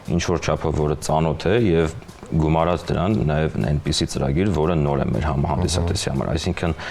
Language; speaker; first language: Armenian; native; Armenian